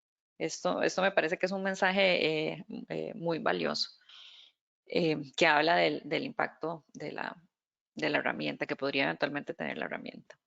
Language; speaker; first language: Spanish; native; Spanish